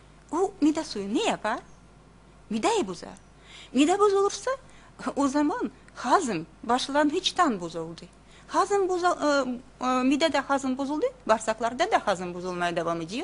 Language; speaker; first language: Turkish; non-native, fluent; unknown